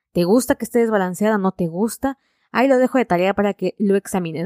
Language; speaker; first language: Spanish; native; Spanish